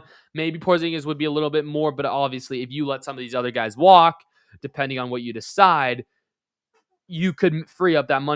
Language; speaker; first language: English; native; English